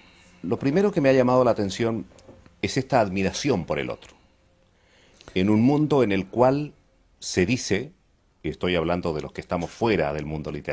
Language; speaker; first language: Spanish; native; Spanish